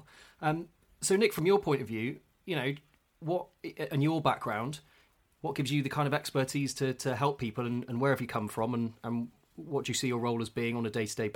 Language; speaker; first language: English; native; English